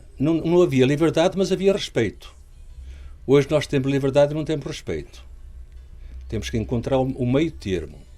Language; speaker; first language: Portuguese; native; Portuguese